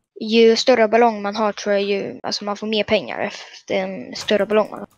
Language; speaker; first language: Swedish; native; Swedish